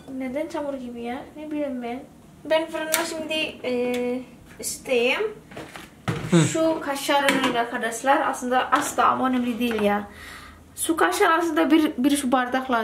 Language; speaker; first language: Turkish; non-native, learner; Indonesian